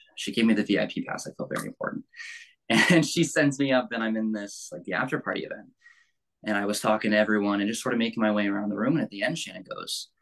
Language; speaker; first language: English; native; English